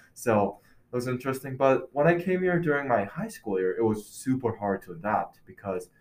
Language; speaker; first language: English; non-native, fluent; Korean